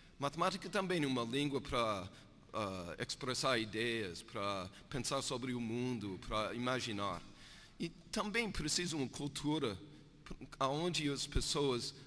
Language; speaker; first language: Portuguese; non-native, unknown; English